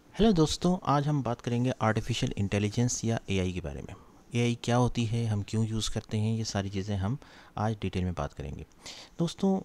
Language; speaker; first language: Urdu; native; Urdu